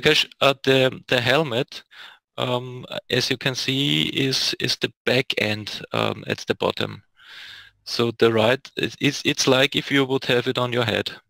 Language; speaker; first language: English; non-native, fluent; German